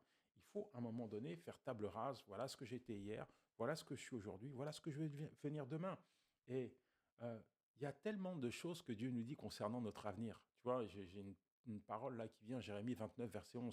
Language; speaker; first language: French; native; French